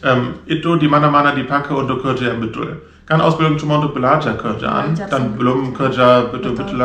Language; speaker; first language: Indonesian; non-native, learner; German